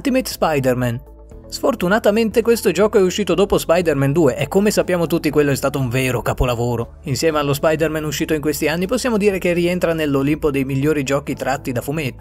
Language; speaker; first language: Italian; native; Italian